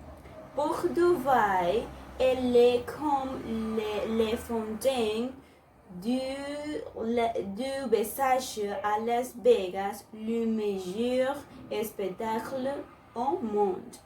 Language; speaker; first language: French; non-native, learner; Spanish